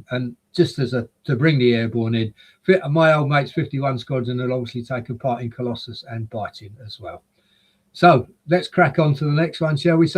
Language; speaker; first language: English; native; English